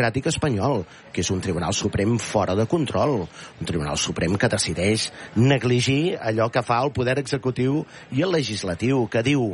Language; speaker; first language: Catalan; native; Catalan